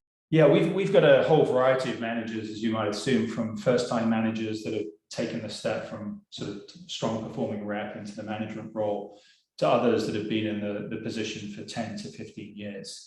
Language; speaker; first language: English; native; English